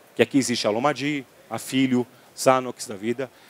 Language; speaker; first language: Portuguese; native; Portuguese